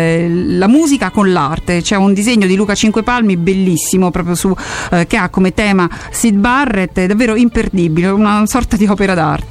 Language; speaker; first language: Italian; native; Italian